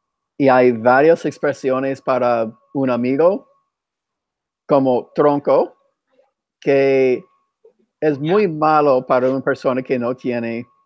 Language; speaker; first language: Spanish; non-native, fluent; English